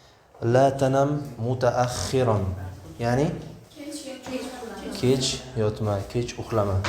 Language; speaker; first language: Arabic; non-native, fluent; Uzbek